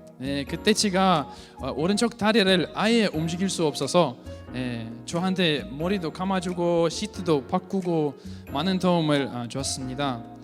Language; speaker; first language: Korean; non-native, fluent; Russian